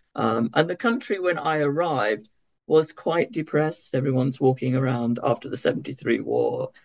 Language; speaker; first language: English; native; English